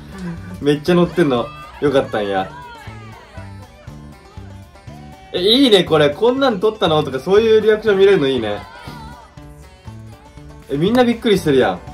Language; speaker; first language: Japanese; native; Japanese